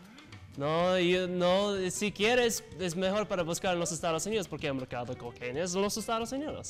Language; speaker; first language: Spanish; non-native, learner; English